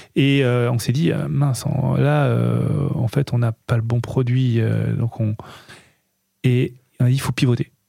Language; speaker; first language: French; native; French